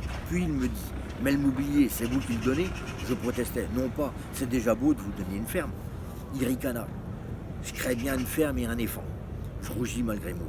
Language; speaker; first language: French; native; French